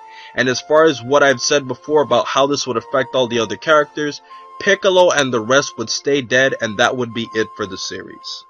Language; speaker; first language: English; native; English